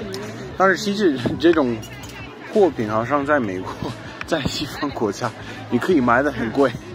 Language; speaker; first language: Chinese; non-native, learner; English